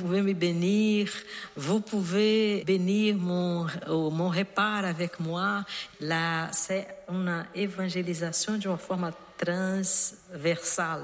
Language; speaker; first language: French; non-native, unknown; Portuguese